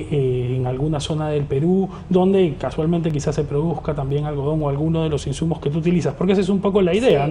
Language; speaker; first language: Spanish; native; Spanish